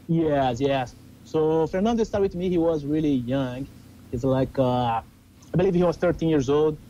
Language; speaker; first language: English; non-native, learner; Portuguese